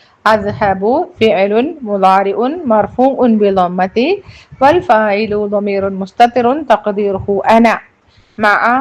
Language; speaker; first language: Arabic; non-native, fluent; Malayalam